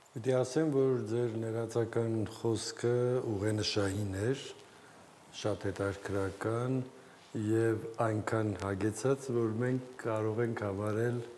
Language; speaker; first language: Armenian; native; Armenian